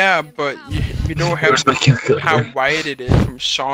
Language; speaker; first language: English; native; English